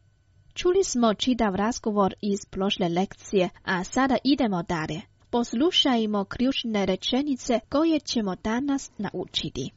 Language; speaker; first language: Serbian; non-native, fluent; Chinese